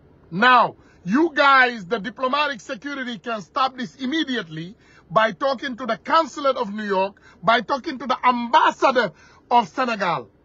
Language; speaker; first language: English; non-native, fluent; Wolof